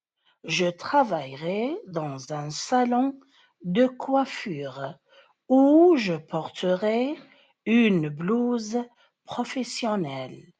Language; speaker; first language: French; non-native, fluent; Arabic